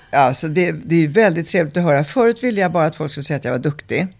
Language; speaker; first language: Swedish; early bilingual, other home language; Italian